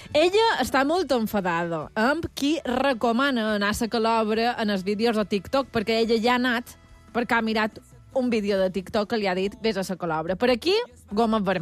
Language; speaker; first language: Catalan; native; Catalan